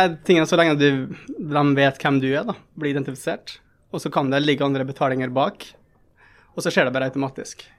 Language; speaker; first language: Norwegian; early bilingual, other home language; Tamil